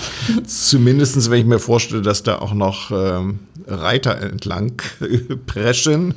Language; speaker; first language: German; native; German